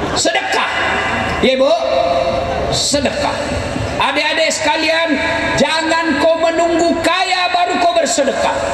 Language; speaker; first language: Indonesian; non-native, local second language; Buginese